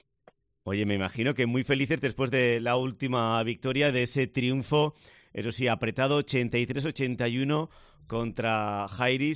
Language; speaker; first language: Spanish; native; Spanish